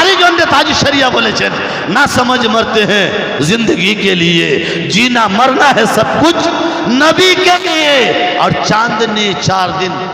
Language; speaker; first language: Urdu; non-native, local second language; Bangla